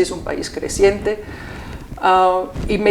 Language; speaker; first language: Spanish; non-native, fluent; German